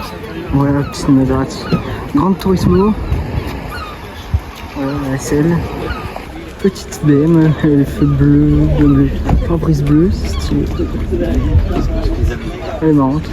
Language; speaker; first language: French; native; French